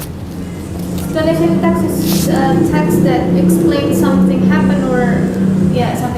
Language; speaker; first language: English; non-native, learner; Indonesian